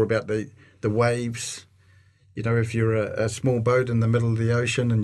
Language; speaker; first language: English; native; English